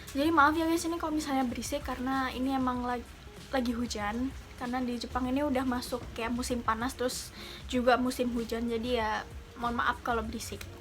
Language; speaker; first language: Indonesian; native; Indonesian